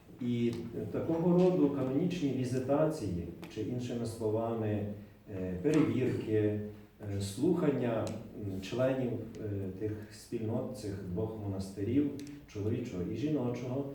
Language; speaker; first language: Ukrainian; native; Ukrainian